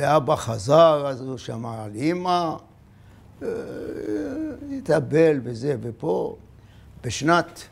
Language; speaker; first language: Hebrew; non-native, fluent; Arabic